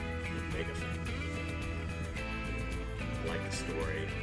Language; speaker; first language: English; native; English